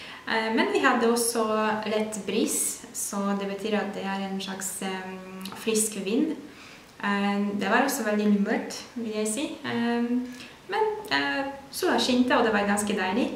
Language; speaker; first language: Norwegian; non-native, fluent; Polish